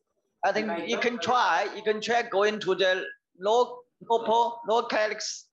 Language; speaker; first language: English; non-native, learner; Chinese